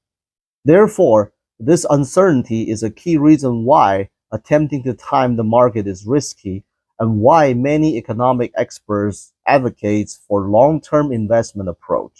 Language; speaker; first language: English; non-native, fluent; Chinese